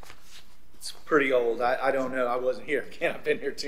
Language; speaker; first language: English; native; English